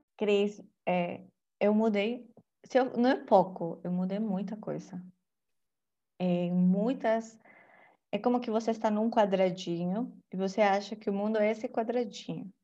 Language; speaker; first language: Portuguese; non-native, fluent; Spanish